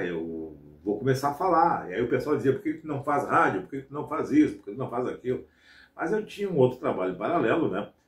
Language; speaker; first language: Portuguese; native; Portuguese